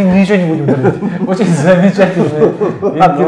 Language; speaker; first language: Russian; native; Russian